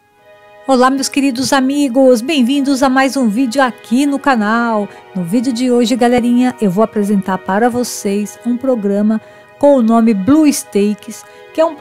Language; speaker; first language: Portuguese; native; Portuguese